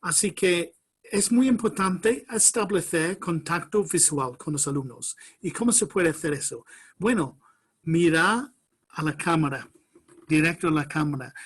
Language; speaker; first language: Spanish; non-native, fluent; English